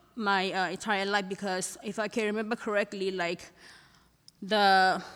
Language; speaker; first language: English; non-native, fluent; Thai